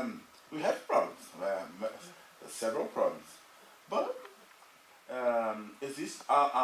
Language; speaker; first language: English; non-native, learner; Portuguese